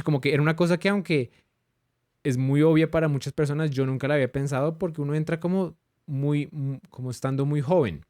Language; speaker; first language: Spanish; native; Spanish